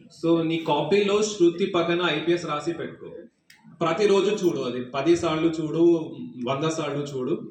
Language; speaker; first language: Telugu; non-native, fluent; Hindi